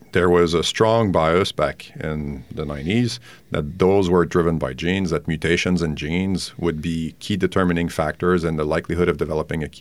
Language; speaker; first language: English; non-native, fluent; French